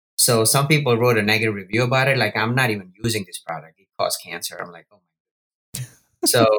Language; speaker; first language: English; non-native, local second language; Gujarati